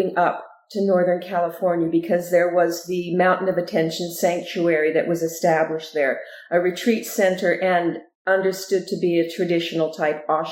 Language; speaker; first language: English; native; English